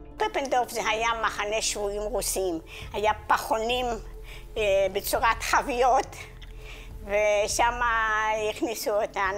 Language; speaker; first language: Hebrew; non-native, fluent; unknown